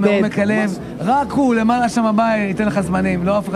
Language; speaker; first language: Hebrew; native; Hebrew